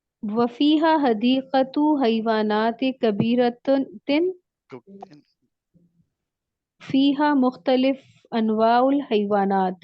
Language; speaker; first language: Arabic; non-native, learner; Urdu